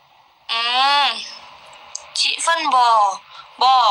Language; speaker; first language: Vietnamese; non-native, learner; Indonesian